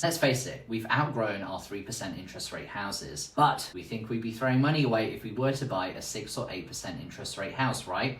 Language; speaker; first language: English; native; English